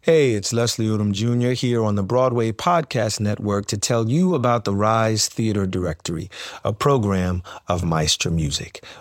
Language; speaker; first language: English; native; English